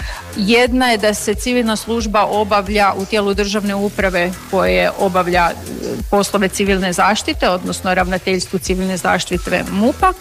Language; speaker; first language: Serbian; native; Serbian